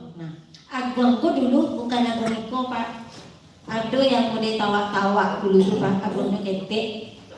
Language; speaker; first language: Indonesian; non-native, local second language; Minangkabau